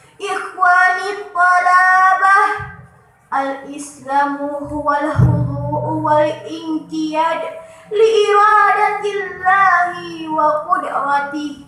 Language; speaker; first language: Arabic; non-native, learner; Achinese